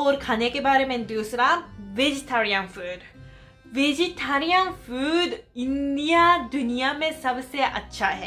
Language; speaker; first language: Hindi; non-native, fluent; Japanese